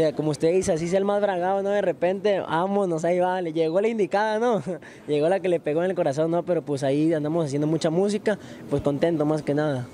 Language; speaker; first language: Spanish; native; Spanish